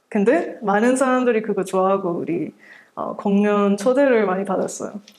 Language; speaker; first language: Korean; early bilingual, heritage; English